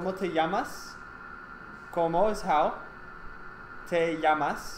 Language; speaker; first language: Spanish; non-native, fluent; English